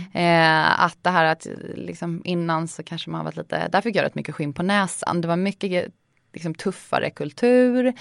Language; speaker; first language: Swedish; native; Swedish